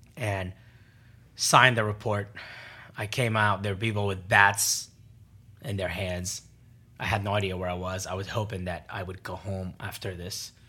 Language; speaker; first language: English; non-native, fluent; Arabic